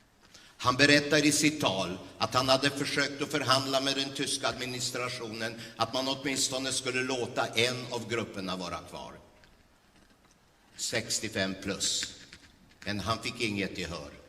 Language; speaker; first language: Swedish; early bilingual, other home language; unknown